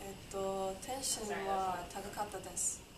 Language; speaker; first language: Japanese; non-native, learner; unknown